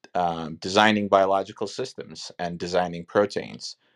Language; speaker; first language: English; non-native, fluent; Turkish